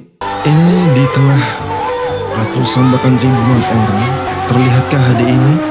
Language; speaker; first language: Indonesian; native; Indonesian